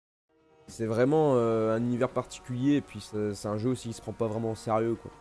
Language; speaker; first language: French; native; French